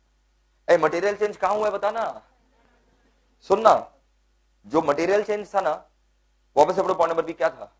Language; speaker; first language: Hindi; non-native, local second language; Bangla